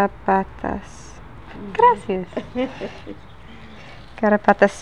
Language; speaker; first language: Spanish; non-native, learner; English